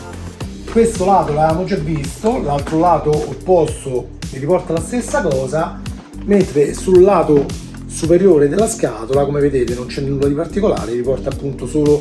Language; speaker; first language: Italian; native; Italian